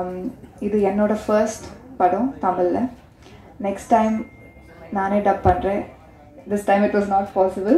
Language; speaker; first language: Tamil; non-native, learner; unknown